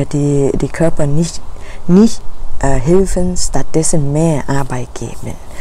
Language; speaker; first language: German; non-native, learner; Thai